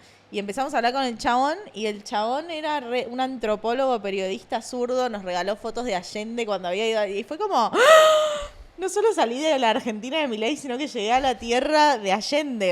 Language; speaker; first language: Spanish; native; Spanish